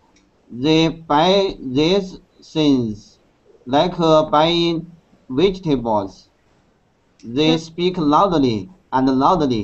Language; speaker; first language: English; non-native, learner; Chinese